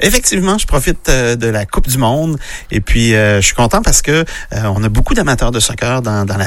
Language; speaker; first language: French; native; French